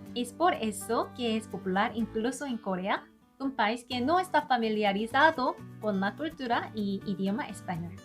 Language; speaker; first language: Spanish; non-native, learner; Korean